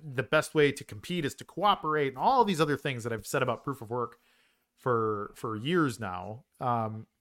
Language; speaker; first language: English; native; English